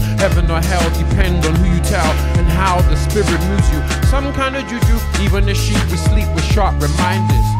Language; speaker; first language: English; native; English